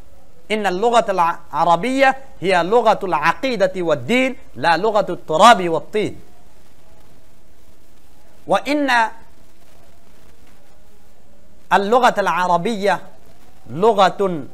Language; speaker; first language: Arabic; non-native, fluent; Bangla